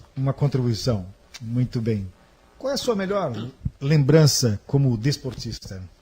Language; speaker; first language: Portuguese; native; Portuguese